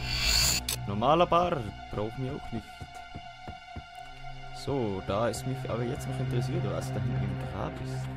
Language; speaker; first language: German; native; German